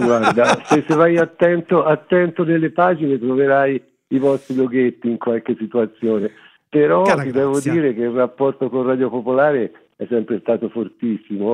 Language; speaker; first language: Italian; native; Italian